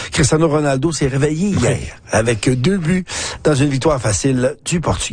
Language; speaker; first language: French; native; French